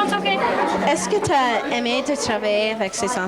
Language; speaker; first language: French; non-native, local second language; English